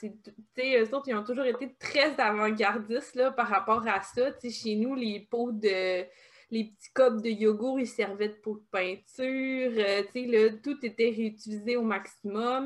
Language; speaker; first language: French; native; French